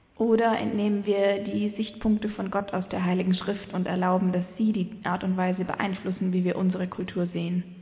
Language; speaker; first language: German; native; German